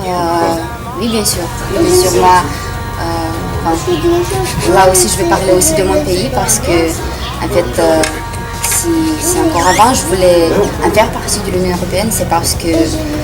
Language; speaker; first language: French; non-native, fluent; Romanian